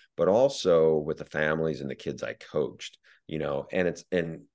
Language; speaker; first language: English; native; English